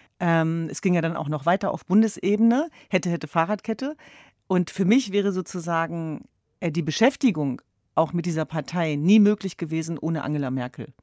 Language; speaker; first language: German; early bilingual, other home language; Kurdish